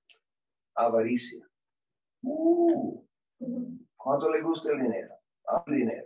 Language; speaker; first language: Spanish; non-native, fluent; English